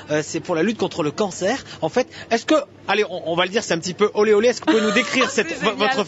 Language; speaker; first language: French; native; French